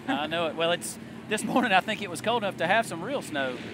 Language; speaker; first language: English; native; English